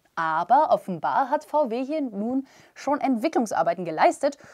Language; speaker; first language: German; native; German